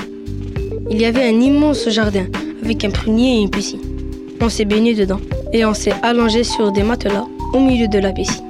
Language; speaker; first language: French; early bilingual, other home language; Arabic